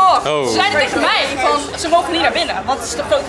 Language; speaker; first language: Dutch; native; Dutch